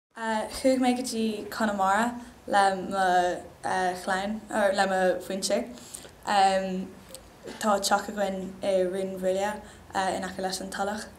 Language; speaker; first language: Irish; non-native, local second language; English